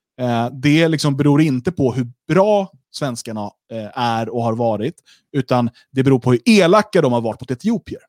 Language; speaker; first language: Swedish; native; Swedish